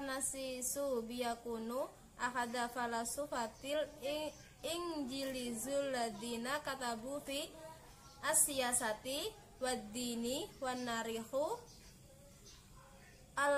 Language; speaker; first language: Arabic; non-native, learner; Indonesian